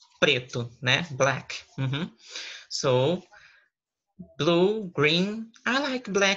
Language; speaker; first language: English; non-native, fluent; Portuguese